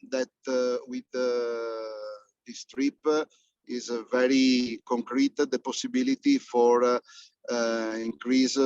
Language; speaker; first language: English; non-native, fluent; Italian